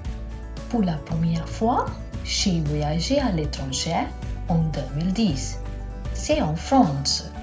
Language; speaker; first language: French; non-native, learner; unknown